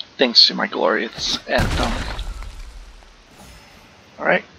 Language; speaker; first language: English; native; English